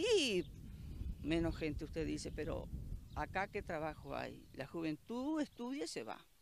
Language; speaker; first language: Spanish; native; Spanish